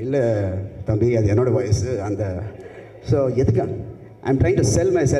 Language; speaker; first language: Tamil; non-native, local second language; Telugu